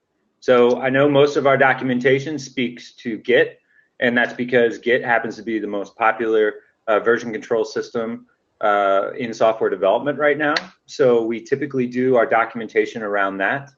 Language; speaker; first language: English; native; English